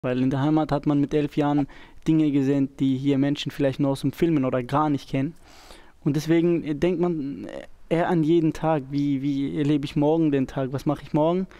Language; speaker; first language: German; early bilingual, other home language; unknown